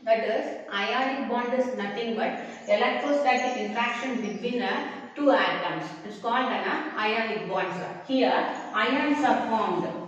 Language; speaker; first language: English; non-native, local second language; Tamil